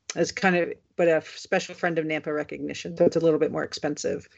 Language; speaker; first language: English; native; English